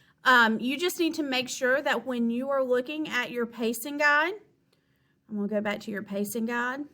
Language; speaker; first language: English; native; English